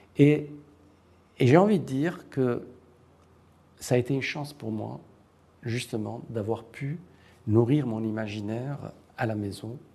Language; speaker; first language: French; non-native, local second language; Arabic